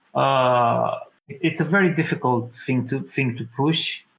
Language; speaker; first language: English; non-native, fluent; Romanian